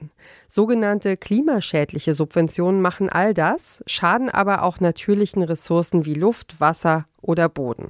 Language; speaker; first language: German; native; German